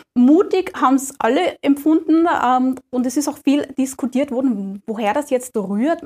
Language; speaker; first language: German; native; German